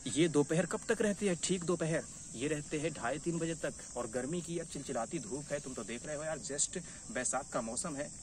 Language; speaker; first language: Hindi; native; Hindi